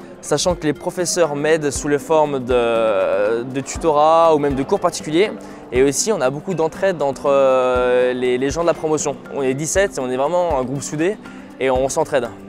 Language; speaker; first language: French; native; French